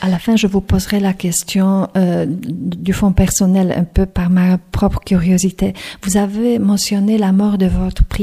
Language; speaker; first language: French; non-native, fluent; Polish